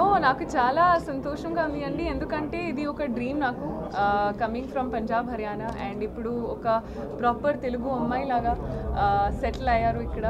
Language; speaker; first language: Telugu; non-native, learner; Hindi